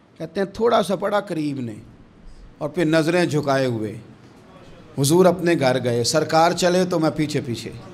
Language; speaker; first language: Urdu; non-native, local second language; Punjabi